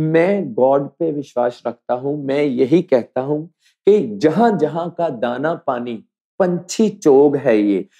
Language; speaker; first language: Hindi; native; Hindi